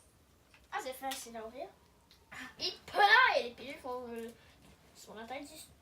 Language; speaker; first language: French; native; French